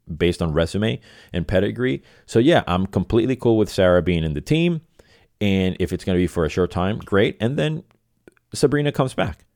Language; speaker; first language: English; non-native, fluent; Spanish